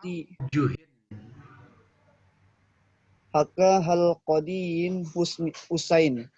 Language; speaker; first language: Arabic; non-native, learner; Indonesian